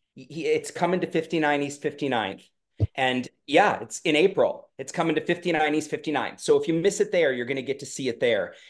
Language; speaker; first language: English; native; English